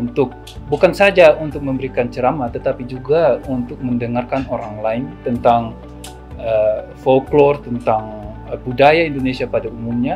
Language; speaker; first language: Indonesian; non-native, fluent; Dutch